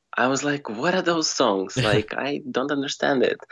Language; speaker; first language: English; non-native, fluent; Russian